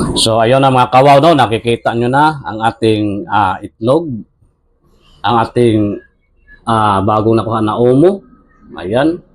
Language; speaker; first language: Filipino; non-native, local second language; Cebuano